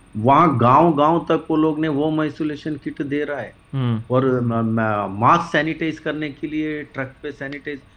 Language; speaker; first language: Hindi; non-native, local second language; Kannada